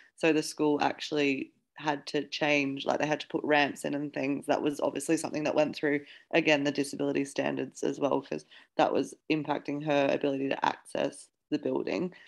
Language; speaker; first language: English; native; English